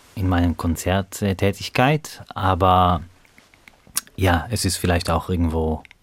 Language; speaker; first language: German; non-native, fluent; Hebrew